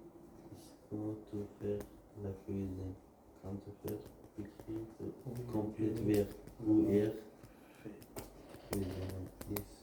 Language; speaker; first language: French; non-native, learner; Russian